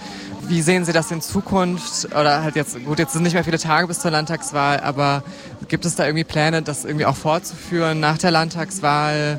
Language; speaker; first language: German; native; German